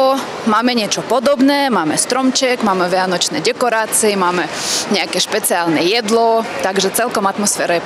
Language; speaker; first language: Slovak; non-native, fluent; Russian